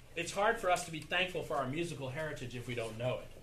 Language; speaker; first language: English; native; English